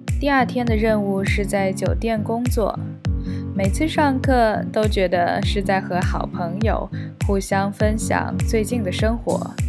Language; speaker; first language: Chinese; native; Chinese